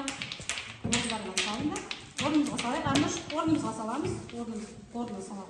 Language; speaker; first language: Kazakh; native; Kazakh